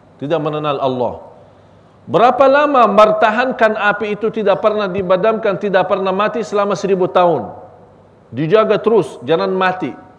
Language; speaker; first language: Malay; non-native, fluent; Arabic